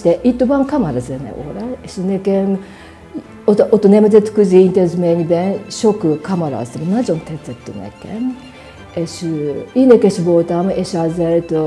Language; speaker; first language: Hungarian; non-native, learner; Japanese